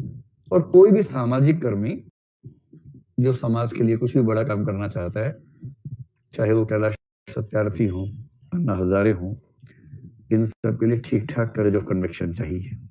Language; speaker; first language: Hindi; native; Hindi